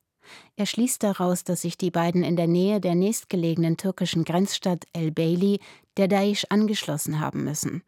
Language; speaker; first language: German; native; German